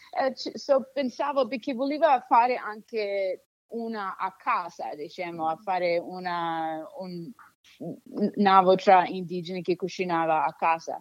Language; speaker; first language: Italian; early bilingual, heritage; Sicilian